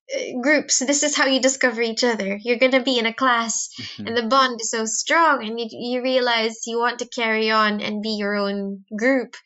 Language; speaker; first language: English; non-native, local second language; Cebuano